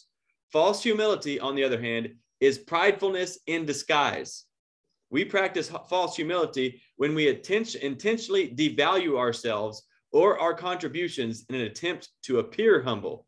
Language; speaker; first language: English; native; English